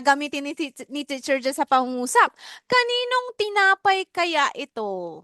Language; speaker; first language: Filipino; native; Filipino